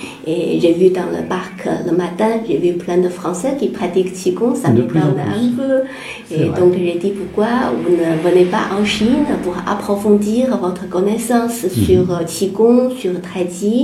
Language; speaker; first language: French; non-native, fluent; Chinese